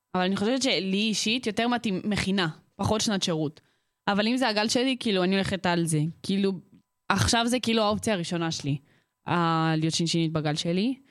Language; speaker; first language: Hebrew; early bilingual, other home language; Russian